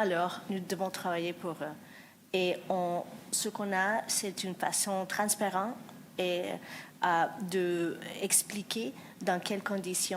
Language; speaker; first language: French; non-native, fluent; English